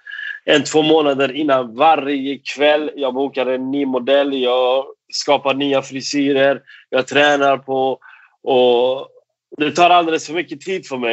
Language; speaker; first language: Swedish; non-native, fluent; Persian